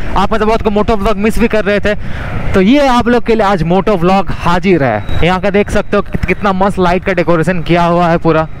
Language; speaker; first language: Hindi; non-native, local second language; Bangla